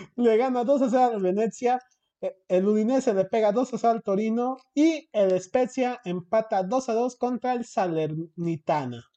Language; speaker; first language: Spanish; early bilingual, heritage; Spanish